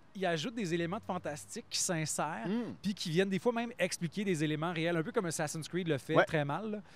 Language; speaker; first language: French; native; French